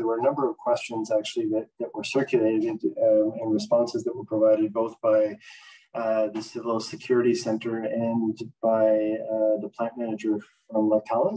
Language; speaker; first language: English; native; English